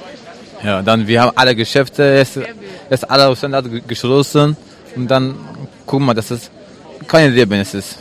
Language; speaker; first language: German; non-native, learner; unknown